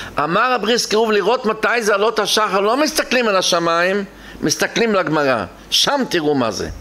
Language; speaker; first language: Hebrew; non-native, local second language; Yiddish